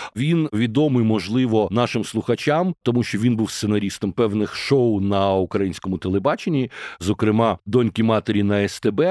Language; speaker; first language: Ukrainian; native; Ukrainian